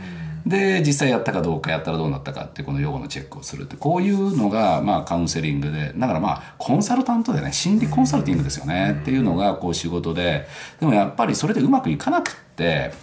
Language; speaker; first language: Japanese; native; Japanese